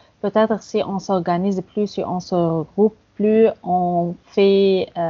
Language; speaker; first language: French; non-native, fluent; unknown